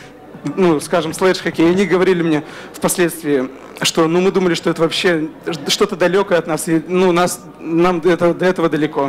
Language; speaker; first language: Russian; native; Russian